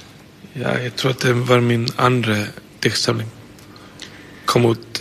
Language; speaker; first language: Danish; non-native, fluent; Icelandic